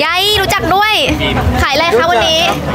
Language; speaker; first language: Thai; native; Thai